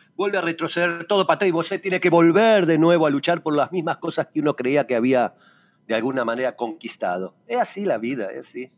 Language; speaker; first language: Spanish; native; Spanish